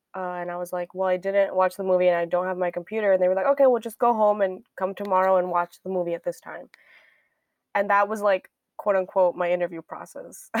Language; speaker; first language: English; native; English